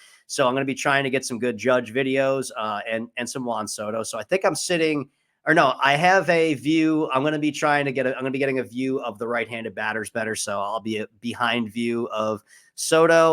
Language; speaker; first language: English; native; English